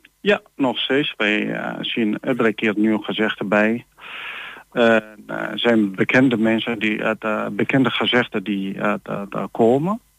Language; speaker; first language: Dutch; non-native, learner; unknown